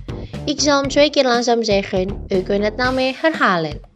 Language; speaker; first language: Dutch; non-native, fluent; Indonesian